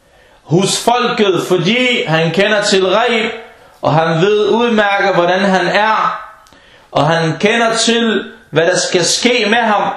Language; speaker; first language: Danish; early bilingual, other home language; Arabic